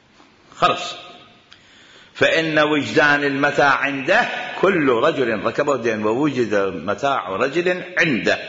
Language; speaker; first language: Arabic; native; Arabic